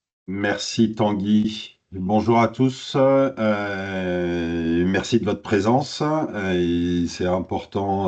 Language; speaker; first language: French; native; French